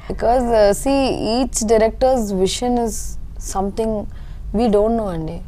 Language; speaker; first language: Telugu; early bilingual, heritage; Telugu